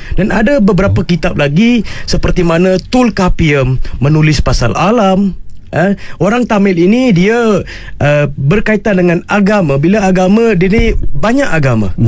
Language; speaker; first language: Malay; non-native, local second language; Tamil